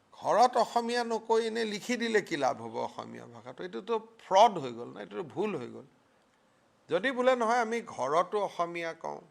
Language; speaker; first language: Assamese; native; Assamese